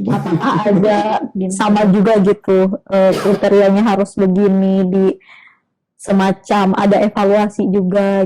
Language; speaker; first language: Indonesian; native; Indonesian